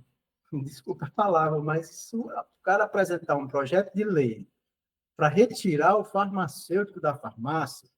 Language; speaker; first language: Portuguese; native; Portuguese